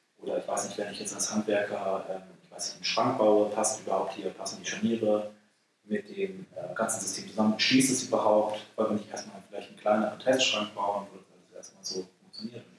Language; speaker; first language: German; native; German